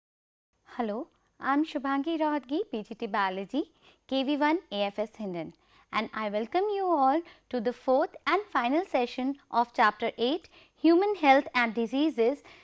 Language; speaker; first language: English; non-native, local second language; Hindi